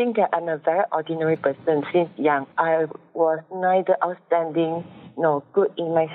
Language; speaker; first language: English; non-native, local second language; Min Nan Chinese